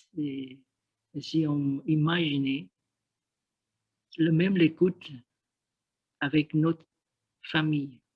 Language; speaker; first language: French; non-native, learner; Vietnamese